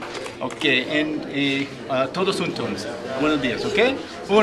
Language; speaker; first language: Spanish; non-native, learner; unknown